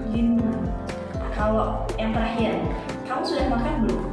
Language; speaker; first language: Indonesian; non-native, local second language; Balinese